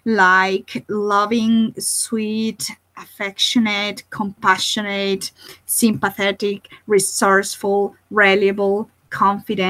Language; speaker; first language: English; non-native, fluent; Spanish